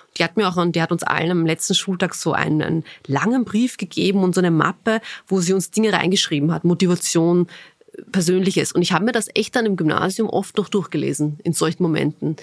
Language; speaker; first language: German; early bilingual, other home language; Bosnian